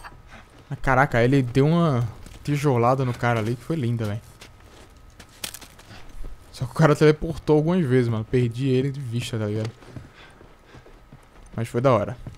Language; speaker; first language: Portuguese; native; Portuguese